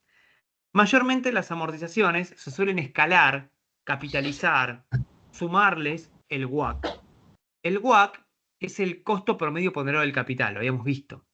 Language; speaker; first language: Spanish; native; Spanish